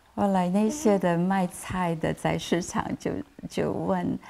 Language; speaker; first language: Chinese; non-native, fluent; English